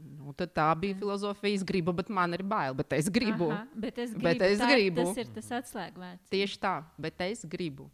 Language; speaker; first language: Latvian; non-native, local second language; Russian